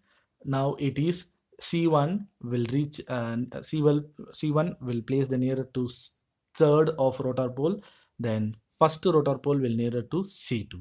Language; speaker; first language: English; non-native, local second language; Tamil